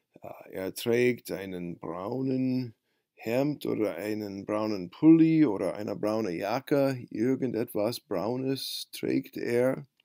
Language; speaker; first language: German; non-native, fluent; English